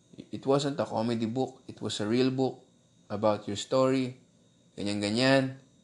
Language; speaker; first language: English; non-native, local second language; Filipino